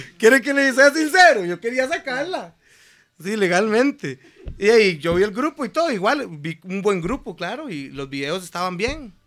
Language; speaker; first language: Spanish; native; Spanish